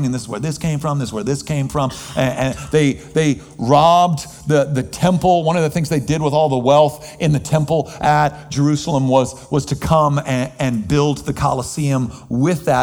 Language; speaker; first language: English; native; English